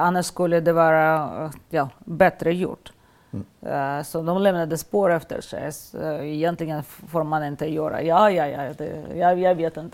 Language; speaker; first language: Swedish; non-native, fluent; Russian